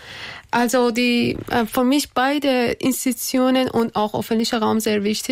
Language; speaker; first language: German; non-native, learner; Persian